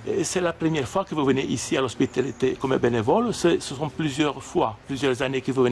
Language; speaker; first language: French; native; French